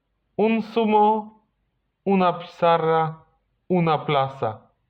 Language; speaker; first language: Spanish; non-native, fluent; Polish